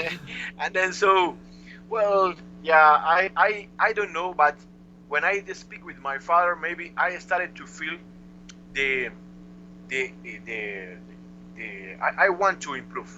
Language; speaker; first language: English; non-native, learner; Spanish